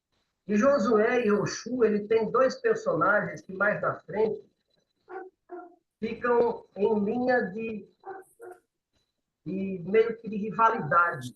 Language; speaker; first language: Portuguese; native; Portuguese